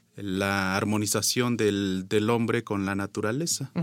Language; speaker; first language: Spanish; non-native, local second language; Nahuatl languages